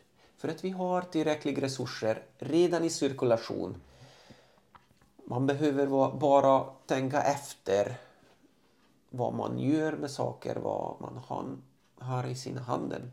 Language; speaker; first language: Swedish; non-native, fluent; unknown